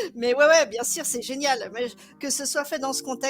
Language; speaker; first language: French; native; French